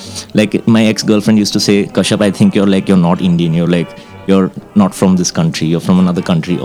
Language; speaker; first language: English; non-native, local second language; Hindi